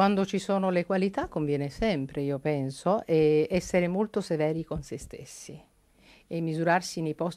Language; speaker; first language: Italian; native; Italian